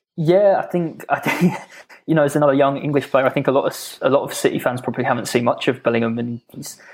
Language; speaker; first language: English; native; English